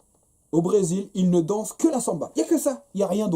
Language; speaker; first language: French; native; French